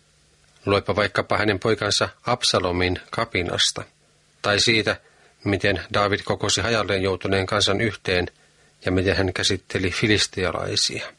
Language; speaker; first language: Finnish; native; Finnish